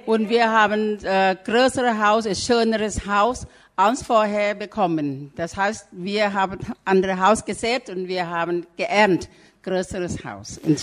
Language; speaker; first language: German; non-native, fluent; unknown